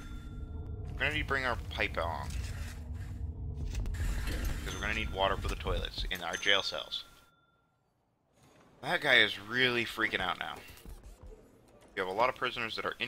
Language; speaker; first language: English; native; English